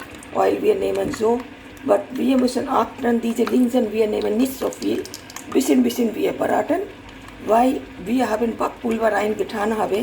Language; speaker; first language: German; non-native, learner; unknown